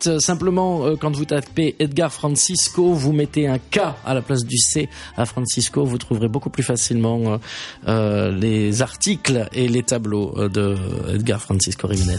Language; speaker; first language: French; native; French